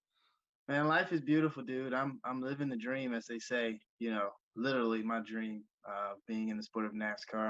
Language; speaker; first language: English; native; English